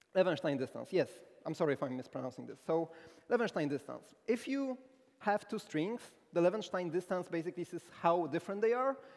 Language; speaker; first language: English; non-native, fluent; Polish